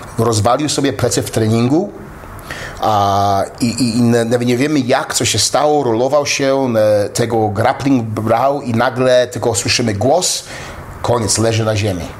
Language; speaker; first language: Polish; early bilingual, heritage; Polish